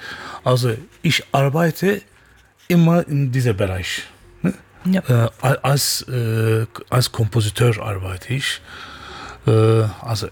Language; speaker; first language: German; non-native, learner; Turkish